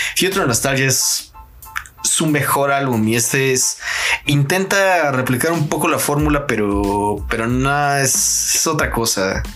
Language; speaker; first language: Spanish; native; Spanish